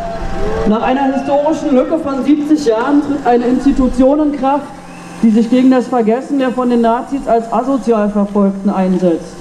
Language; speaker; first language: German; native; German